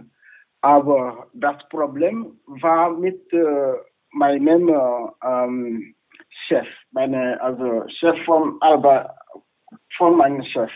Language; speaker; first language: German; non-native, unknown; Wolof